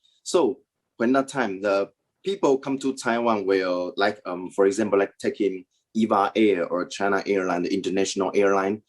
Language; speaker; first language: English; non-native, learner; Chinese